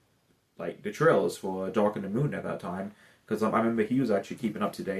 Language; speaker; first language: English; native; English